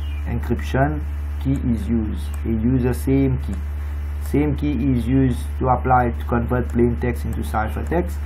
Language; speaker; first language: English; non-native, local second language; Morisyen